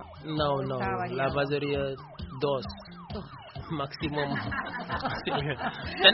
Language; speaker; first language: Spanish; non-native, learner; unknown